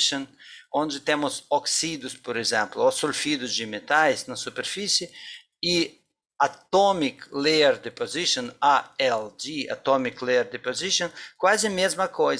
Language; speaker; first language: Portuguese; non-native, fluent; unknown